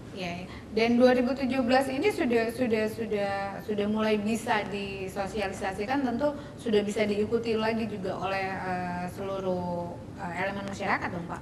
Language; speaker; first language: Indonesian; native; Indonesian